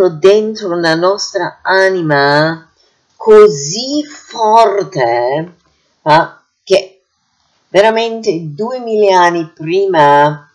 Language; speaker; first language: Italian; non-native, fluent; English